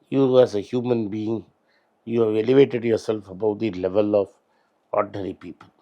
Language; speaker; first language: English; non-native, local second language; Tamil